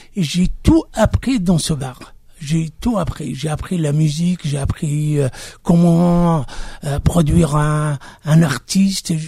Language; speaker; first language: French; non-native, local second language; Kabyle